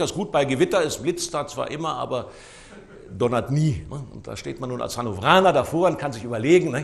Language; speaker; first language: German; native; German